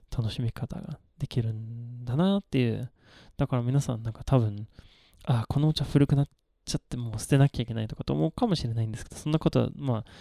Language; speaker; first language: Japanese; non-native, fluent; Swedish